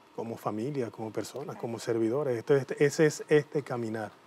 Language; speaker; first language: Spanish; native; Spanish